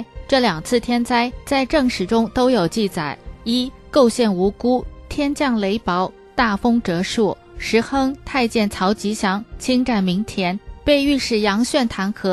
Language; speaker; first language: Chinese; native; Chinese